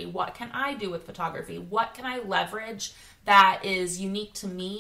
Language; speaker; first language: English; native; English